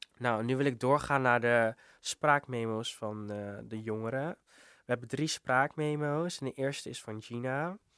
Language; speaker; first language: Dutch; native; Dutch